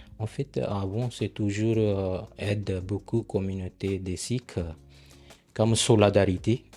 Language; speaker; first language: French; non-native, learner; Punjabi